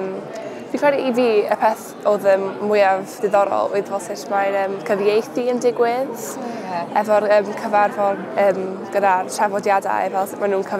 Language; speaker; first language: Welsh; non-native, local second language; English